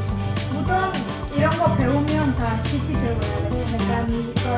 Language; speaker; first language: Korean; non-native, learner; Spanish